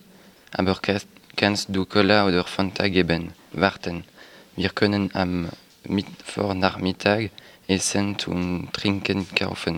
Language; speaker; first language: German; non-native, learner; French